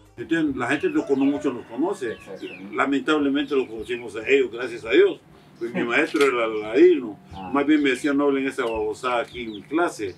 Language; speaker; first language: Spanish; native; Spanish